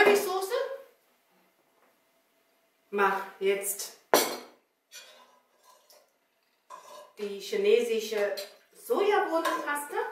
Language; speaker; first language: German; non-native, learner; Chinese